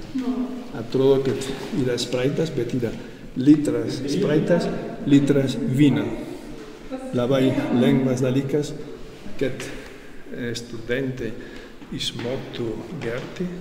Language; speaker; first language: Lithuanian; non-native, learner; Spanish